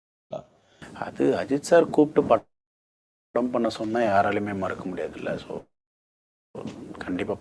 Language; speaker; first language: Tamil; native; Tamil